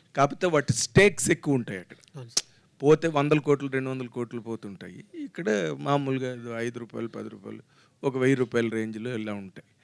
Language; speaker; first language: Telugu; native; Telugu